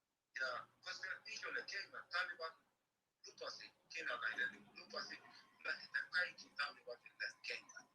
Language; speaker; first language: Finnish; non-native, learner; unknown